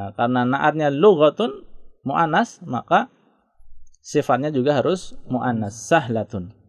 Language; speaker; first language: Indonesian; native; Indonesian